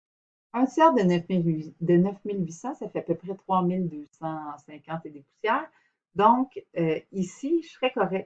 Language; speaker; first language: French; native; French